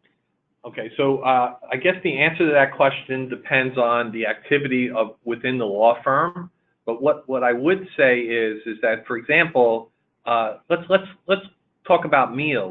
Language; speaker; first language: English; native; English